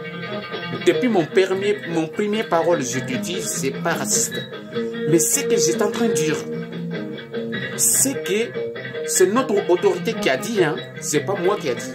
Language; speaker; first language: French; non-native, learner; Bambara